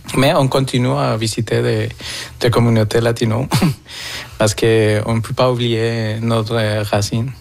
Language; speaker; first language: French; non-native, fluent; Spanish